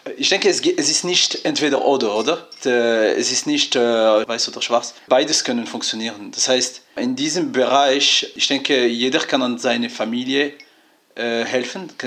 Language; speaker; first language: German; non-native, fluent; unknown